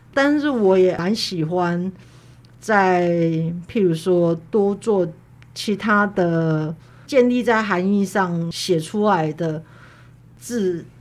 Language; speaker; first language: Chinese; native; Chinese